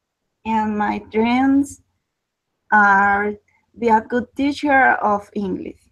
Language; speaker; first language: English; non-native, learner; Spanish